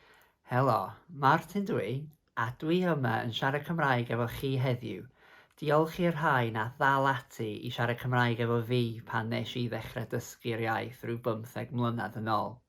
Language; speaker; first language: Welsh; non-native, fluent; English